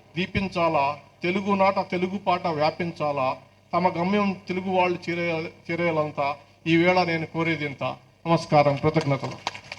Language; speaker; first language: Telugu; native; Telugu